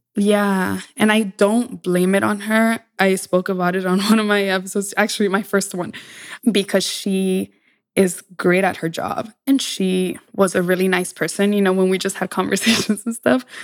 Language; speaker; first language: English; early bilingual, other home language; Spanish